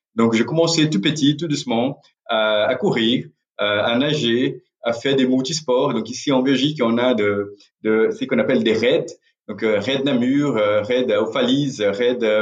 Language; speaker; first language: French; non-native, fluent; Portuguese